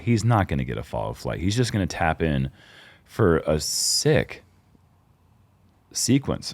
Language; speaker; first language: English; native; English